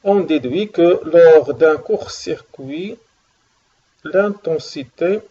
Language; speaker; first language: French; non-native, local second language; Arabic